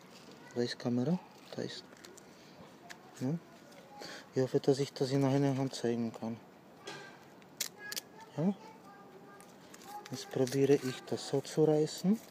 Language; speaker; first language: German; non-native, fluent; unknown